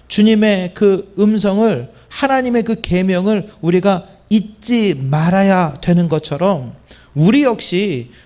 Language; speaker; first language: Korean; native; Korean